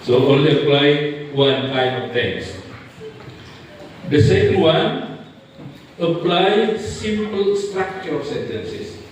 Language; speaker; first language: English; non-native, fluent; Indonesian